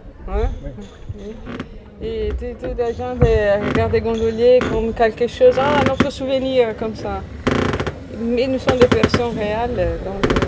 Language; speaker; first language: French; non-native, learner; Italian